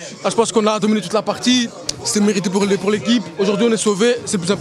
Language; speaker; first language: French; native; French